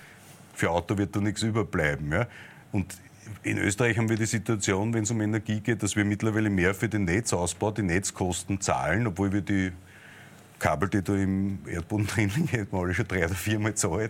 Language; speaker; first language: German; native; German